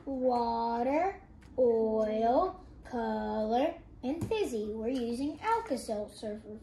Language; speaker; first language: English; native; English